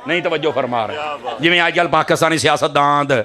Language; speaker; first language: Urdu; non-native, local second language; Punjabi